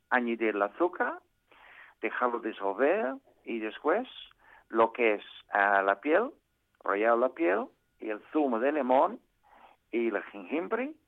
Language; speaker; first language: Spanish; non-native, fluent; English